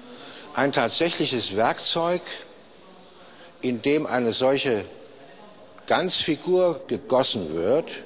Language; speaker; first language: German; native; German